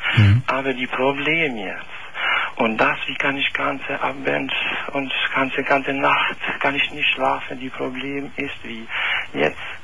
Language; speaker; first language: German; non-native, learner; Albanian